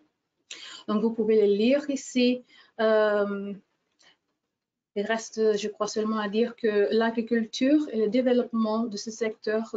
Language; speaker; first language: French; non-native, fluent; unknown